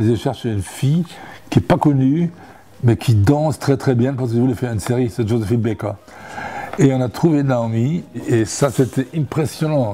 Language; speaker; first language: French; non-native, fluent; German